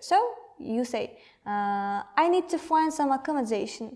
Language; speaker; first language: English; non-native, fluent; Kazakh